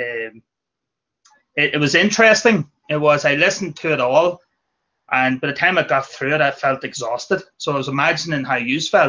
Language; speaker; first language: English; native; English